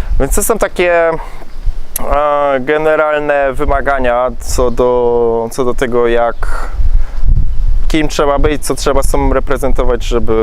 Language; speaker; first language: Polish; native; Polish